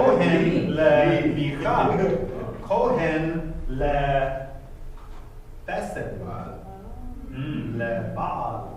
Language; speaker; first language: Hebrew; non-native, fluent; English